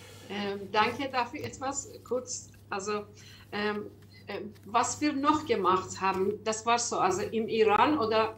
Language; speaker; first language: German; non-native, learner; Persian